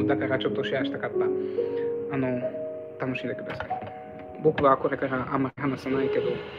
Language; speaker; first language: Japanese; non-native, fluent; Hungarian